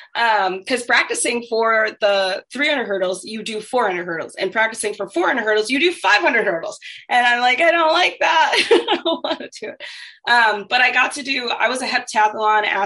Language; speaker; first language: English; native; English